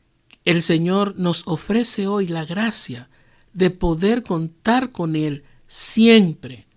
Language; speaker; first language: Spanish; native; Spanish